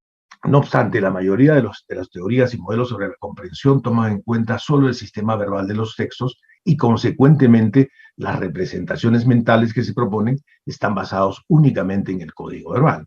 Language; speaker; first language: Spanish; native; Spanish